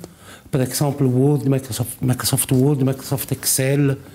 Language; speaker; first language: French; non-native, learner; Italian